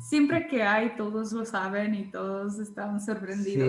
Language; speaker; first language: Spanish; non-native, fluent; Czech